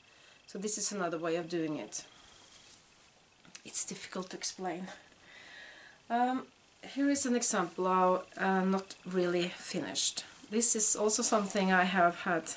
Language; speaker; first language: English; non-native, fluent; Norwegian